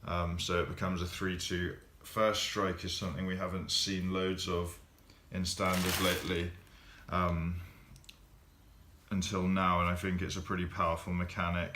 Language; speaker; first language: English; native; English